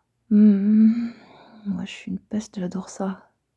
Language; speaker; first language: French; native; French